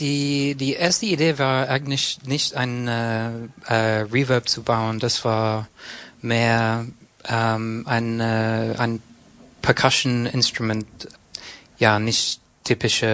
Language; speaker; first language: German; non-native, learner; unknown